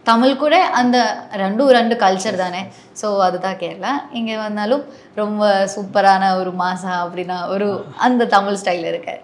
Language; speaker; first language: Tamil; non-native, learner; Malayalam